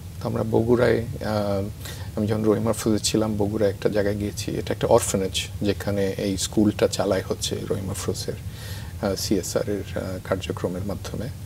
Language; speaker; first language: Bangla; native; Bangla